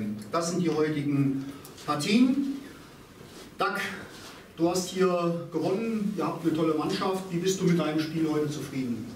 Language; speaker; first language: German; native; German